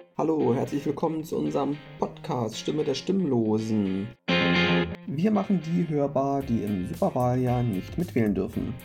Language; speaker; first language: German; non-native, fluent; Portuguese